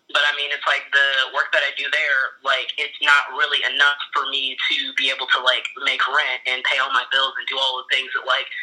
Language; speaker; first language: English; native; English